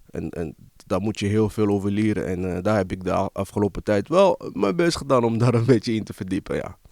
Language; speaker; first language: Dutch; early bilingual, other home language; Lingala